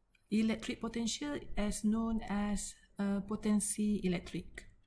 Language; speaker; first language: English; non-native, local second language; Malay